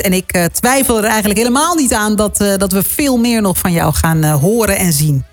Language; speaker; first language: Dutch; native; Dutch